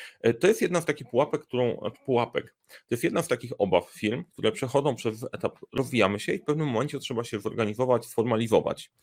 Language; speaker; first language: Polish; native; Polish